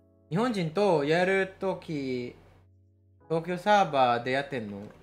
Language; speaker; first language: Japanese; non-native, fluent; English